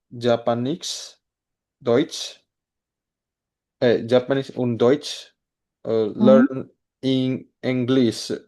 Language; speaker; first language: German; non-native, learner; Indonesian